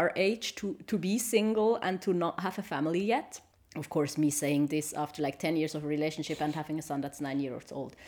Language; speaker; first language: English; non-native, fluent; German